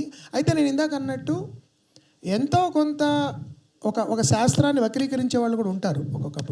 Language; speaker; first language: Telugu; native; Telugu